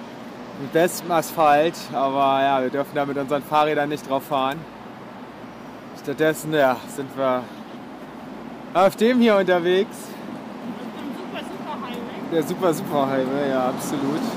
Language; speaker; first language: German; native; German